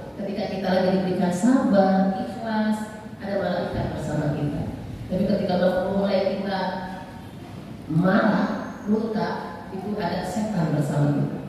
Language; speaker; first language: Indonesian; native; Indonesian